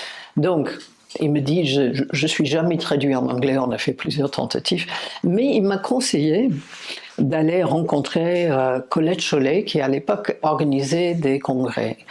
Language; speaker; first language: French; non-native, fluent; English